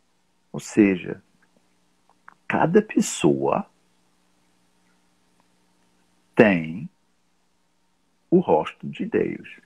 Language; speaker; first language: Portuguese; non-native, fluent; English